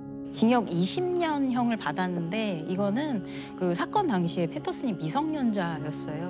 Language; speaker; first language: Korean; native; Korean